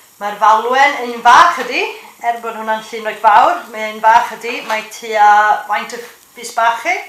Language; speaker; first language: Welsh; native; Welsh